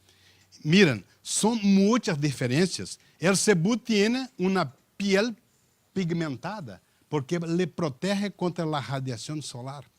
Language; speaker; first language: Spanish; non-native, learner; Portuguese